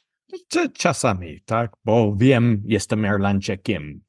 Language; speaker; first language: Polish; non-native, learner; English